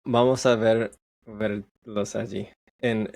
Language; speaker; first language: Spanish; non-native, learner; English